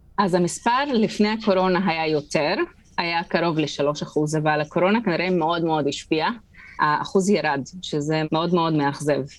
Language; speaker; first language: Hebrew; non-native, local second language; Arabic